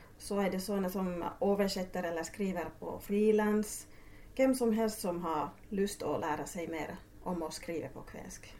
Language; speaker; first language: Swedish; non-native, local second language; Finnish